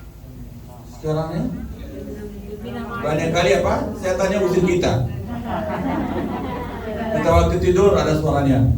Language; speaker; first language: Indonesian; non-native, learner; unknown